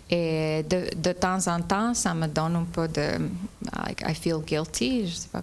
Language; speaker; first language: French; non-native, fluent; English